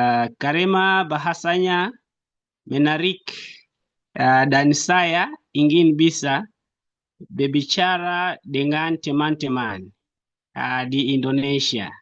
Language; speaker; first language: Indonesian; non-native, learner; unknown